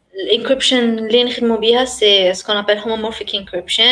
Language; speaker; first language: French; non-native, local second language; Arabic